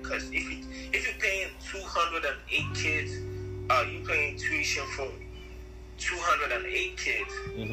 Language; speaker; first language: English; non-native, local second language; Akan